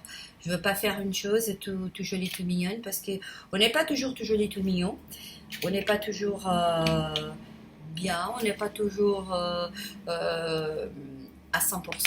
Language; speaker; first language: French; non-native, fluent; Portuguese